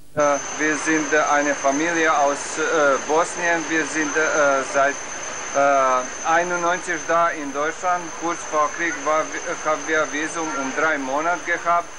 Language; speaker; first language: German; non-native, learner; Bosnian